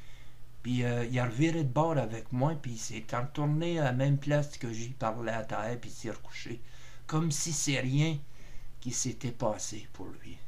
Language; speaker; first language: French; native; French